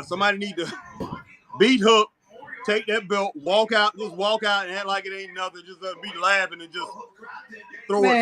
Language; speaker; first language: English; native; English